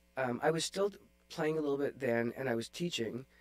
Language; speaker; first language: English; native; English